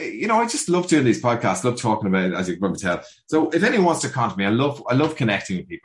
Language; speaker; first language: English; native; English